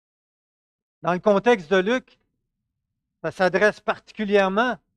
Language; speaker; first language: French; native; French